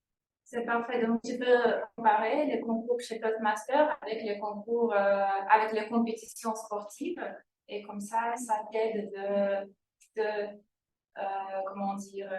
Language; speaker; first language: French; non-native, fluent; Russian